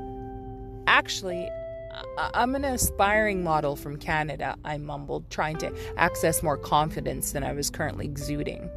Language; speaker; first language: English; native; English